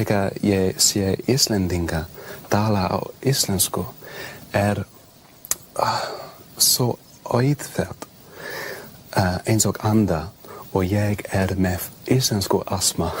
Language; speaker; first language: Icelandic; non-native, learner; English